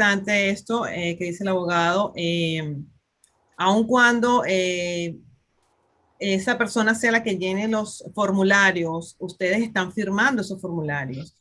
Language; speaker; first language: Spanish; native; Spanish